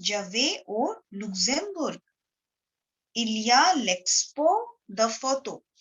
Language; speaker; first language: French; non-native, fluent; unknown